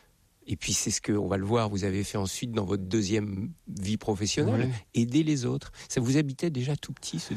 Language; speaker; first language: French; native; French